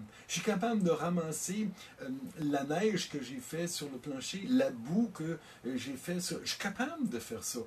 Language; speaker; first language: French; native; French